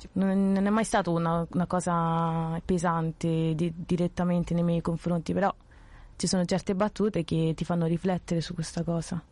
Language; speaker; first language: Italian; early bilingual, other home language; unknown